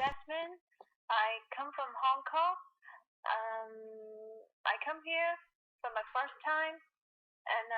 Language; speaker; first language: English; non-native, learner; Cantonese